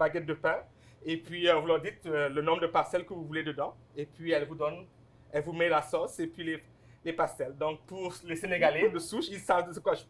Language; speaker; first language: French; non-native, local second language; Wolof